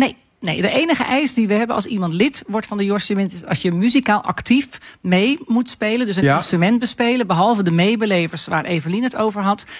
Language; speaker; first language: Dutch; native; Dutch